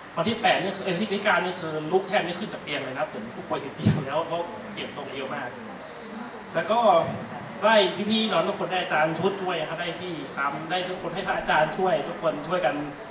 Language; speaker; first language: Thai; native; Thai